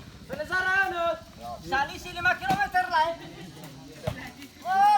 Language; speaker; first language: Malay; non-native, local second language; Nias